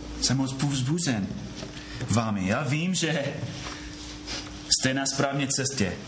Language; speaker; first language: Czech; non-native, fluent; English